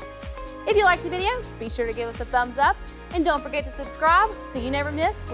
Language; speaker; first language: English; native; English